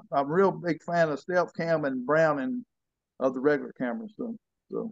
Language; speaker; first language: English; native; English